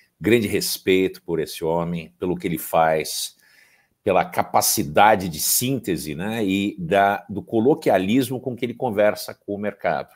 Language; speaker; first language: Portuguese; early bilingual, heritage; Portuguese